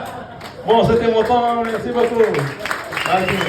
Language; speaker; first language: French; non-native, fluent; Arabic